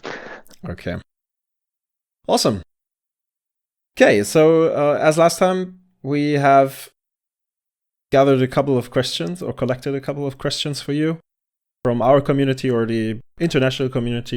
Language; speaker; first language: English; non-native, fluent; German